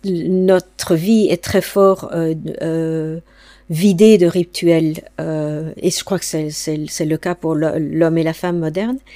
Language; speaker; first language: French; non-native, fluent; English